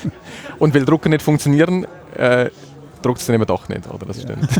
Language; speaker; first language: German; native; German